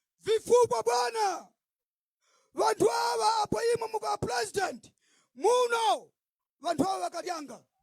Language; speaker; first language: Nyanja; non-native, local second language; Tumbuka